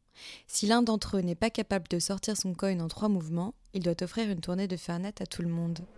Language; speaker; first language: French; native; French